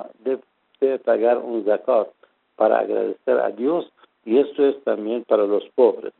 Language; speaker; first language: Spanish; non-native, fluent; Persian